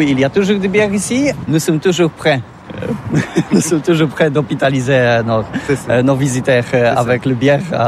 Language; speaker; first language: French; non-native, learner; Polish